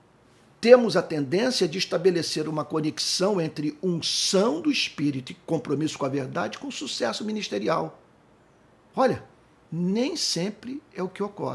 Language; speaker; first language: Portuguese; native; Portuguese